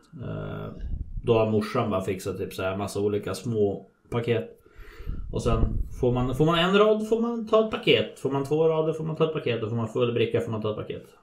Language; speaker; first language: Swedish; native; Swedish